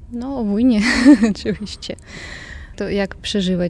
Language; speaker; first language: Polish; non-native, learner; Ukrainian